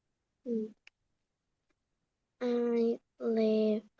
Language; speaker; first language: English; non-native, learner; Vietnamese